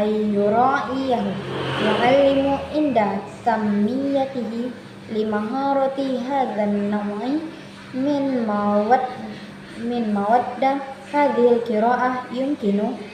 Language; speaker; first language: Arabic; non-native, learner; Indonesian